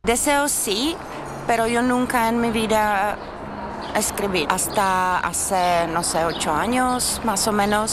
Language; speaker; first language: Spanish; non-native, fluent; Czech